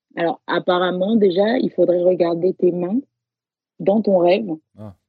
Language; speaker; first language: French; native; French